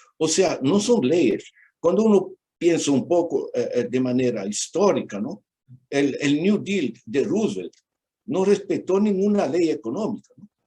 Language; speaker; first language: Spanish; non-native, fluent; Portuguese